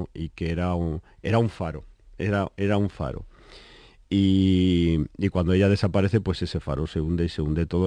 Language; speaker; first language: Spanish; native; Spanish